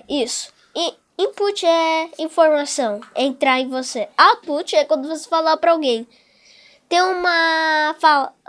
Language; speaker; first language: Portuguese; non-native, local second language; English